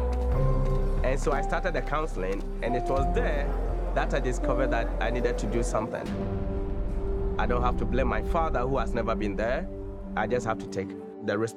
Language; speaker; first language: English; non-native, local second language; Akan